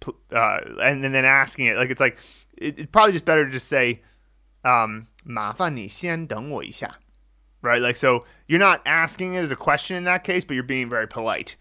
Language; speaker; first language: English; native; English